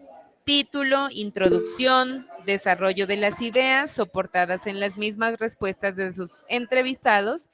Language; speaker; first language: Spanish; native; Spanish